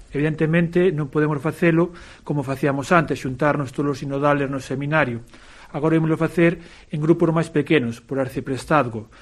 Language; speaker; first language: Galician; native; Galician